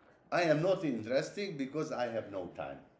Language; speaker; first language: English; non-native, learner; Hungarian